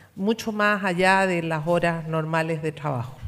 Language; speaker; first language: Spanish; native; Spanish